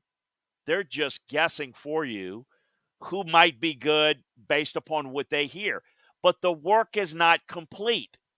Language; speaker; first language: English; native; English